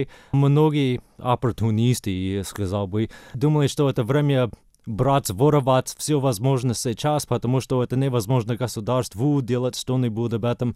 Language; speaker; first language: Russian; non-native, fluent; English